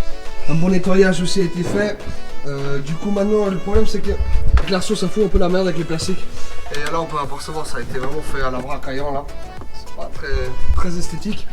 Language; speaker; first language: French; native; French